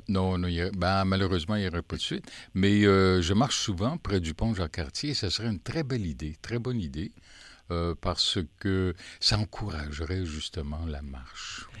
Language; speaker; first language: French; native; French